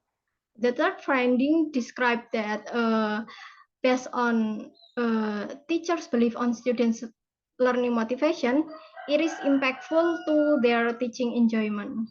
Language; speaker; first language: English; non-native, fluent; Indonesian